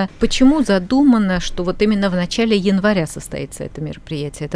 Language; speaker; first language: Russian; native; Russian